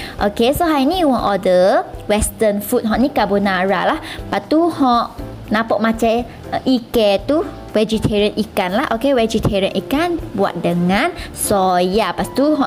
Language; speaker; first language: Malay; non-native, local second language; Chinese